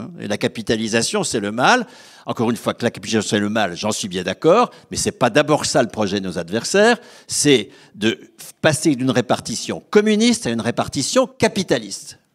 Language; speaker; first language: French; native; French